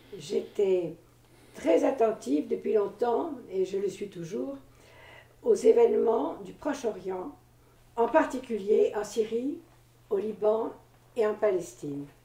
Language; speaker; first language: French; native; French